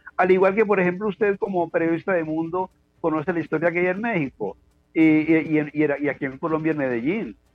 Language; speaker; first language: Spanish; native; Spanish